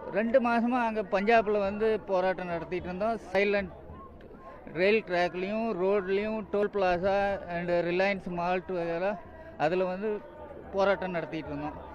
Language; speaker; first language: Tamil; non-native, fluent; Punjabi